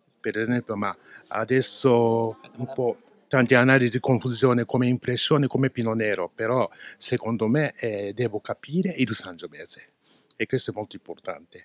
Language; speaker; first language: Italian; non-native, learner; Japanese